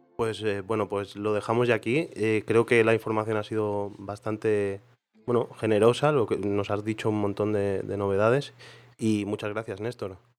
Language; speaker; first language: Spanish; non-native, local second language; Catalan